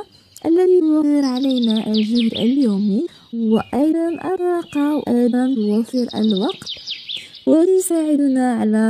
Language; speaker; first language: Arabic; native; Arabic